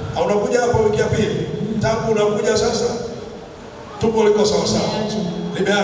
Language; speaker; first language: Swahili; native; Swahili